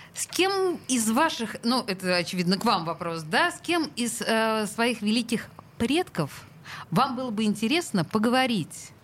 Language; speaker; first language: Russian; native; Russian